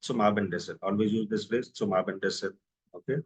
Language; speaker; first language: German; non-native, fluent; Hindi